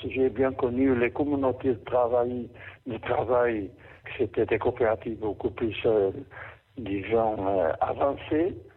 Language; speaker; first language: French; non-native, fluent; Portuguese